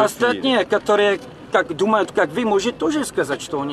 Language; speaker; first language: Russian; non-native, learner; Czech